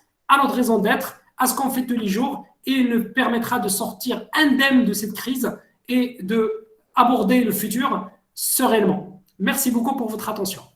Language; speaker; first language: French; non-native, local second language; Arabic